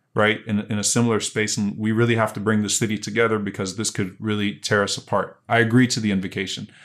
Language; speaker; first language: English; native; English